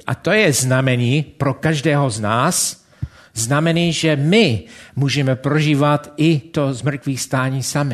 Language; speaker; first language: Czech; non-native, fluent; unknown